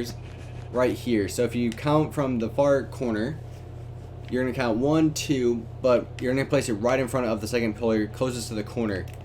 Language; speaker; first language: English; native; English